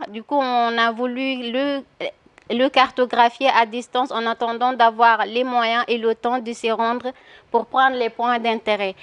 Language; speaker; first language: French; non-native, local second language; Wolof